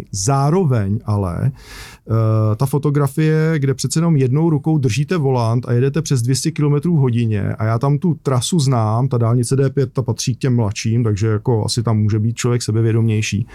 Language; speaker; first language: Czech; native; Czech